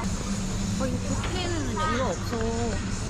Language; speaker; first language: Korean; non-native, learner; Thai